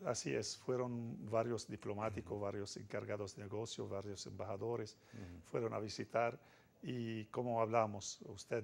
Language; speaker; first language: Spanish; non-native, fluent; Arabic